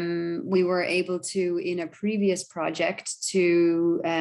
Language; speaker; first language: English; non-native, fluent; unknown